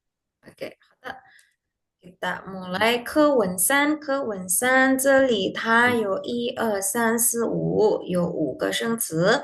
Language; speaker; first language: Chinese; non-native, fluent; Indonesian